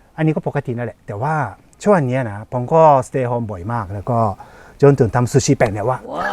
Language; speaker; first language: Thai; native; Thai